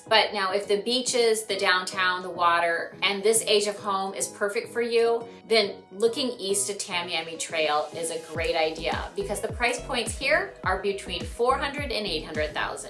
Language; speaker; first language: English; native; English